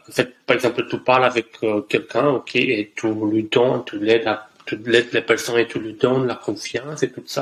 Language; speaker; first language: French; non-native, learner; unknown